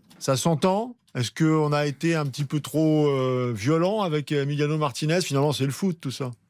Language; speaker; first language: French; native; French